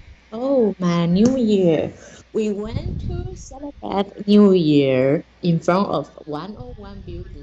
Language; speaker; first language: English; non-native, learner; Chinese